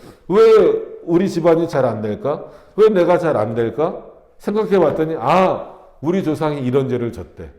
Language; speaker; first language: Korean; native; Korean